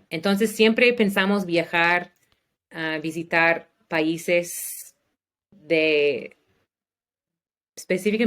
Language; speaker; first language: Spanish; non-native, learner; English